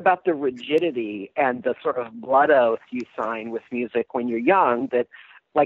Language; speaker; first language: English; native; English